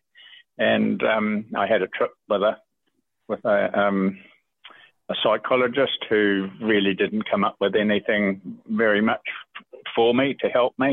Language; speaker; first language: English; native; English